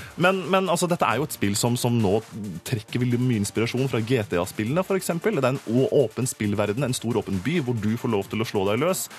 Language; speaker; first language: Norwegian; native; Norwegian